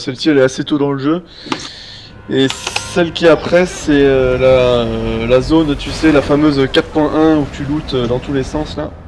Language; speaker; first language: French; native; French